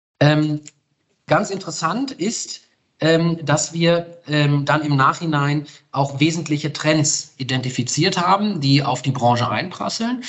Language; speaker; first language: German; native; German